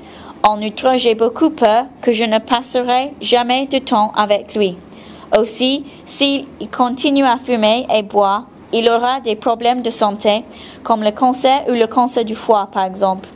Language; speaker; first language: French; non-native, fluent; English